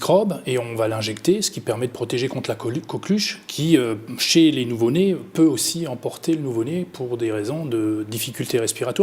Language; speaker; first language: French; native; French